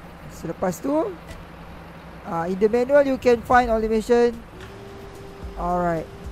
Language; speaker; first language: English; non-native, local second language; Malay